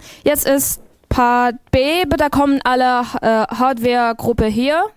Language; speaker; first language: German; non-native, learner; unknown